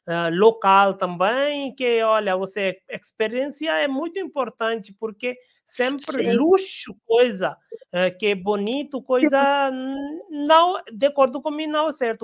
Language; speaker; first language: Portuguese; non-native, learner; Hindi